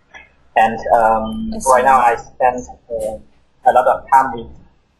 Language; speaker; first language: English; non-native, learner; Vietnamese